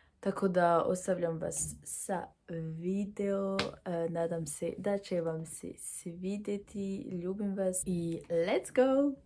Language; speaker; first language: Bosnian; early bilingual, heritage; Bosnian